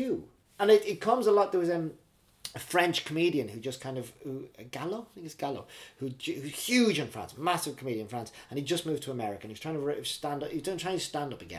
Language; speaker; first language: English; native; English